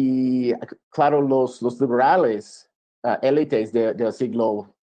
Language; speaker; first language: Spanish; non-native, fluent; English